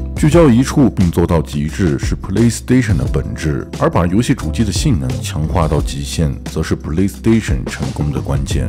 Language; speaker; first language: Chinese; native; Chinese